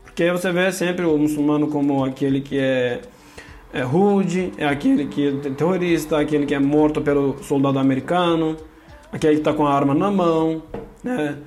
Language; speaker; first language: Portuguese; non-native, fluent; Kurdish